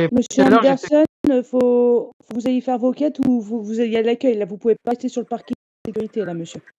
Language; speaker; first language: French; native; French